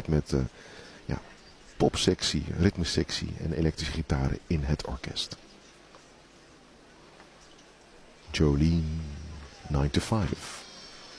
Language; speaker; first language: Dutch; native; Dutch